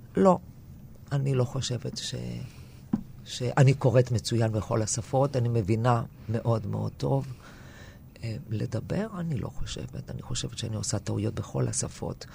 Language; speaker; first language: Hebrew; non-native, fluent; Greek